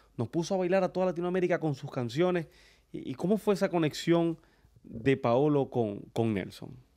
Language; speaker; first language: Spanish; native; Spanish